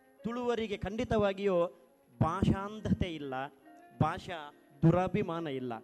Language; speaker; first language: Kannada; non-native, local second language; Tulu